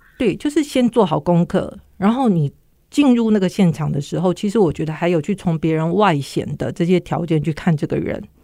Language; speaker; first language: Chinese; native; Chinese